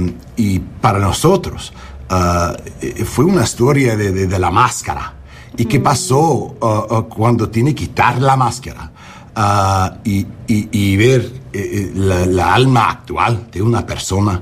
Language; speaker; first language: Spanish; non-native, learner; English